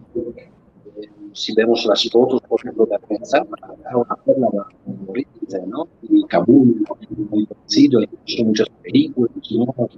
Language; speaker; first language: Spanish; non-native, fluent; Polish